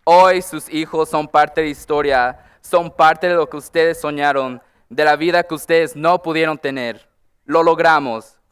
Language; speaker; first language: Spanish; early bilingual, heritage; Spanish